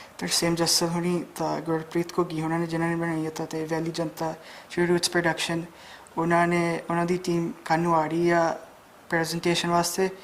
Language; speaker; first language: Punjabi; early bilingual, heritage; Punjabi